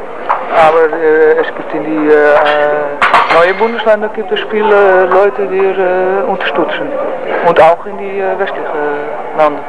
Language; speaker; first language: German; non-native, learner; Dutch